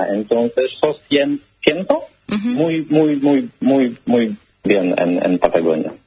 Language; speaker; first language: Spanish; non-native, learner; Polish